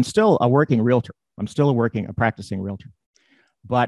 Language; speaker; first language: English; native; English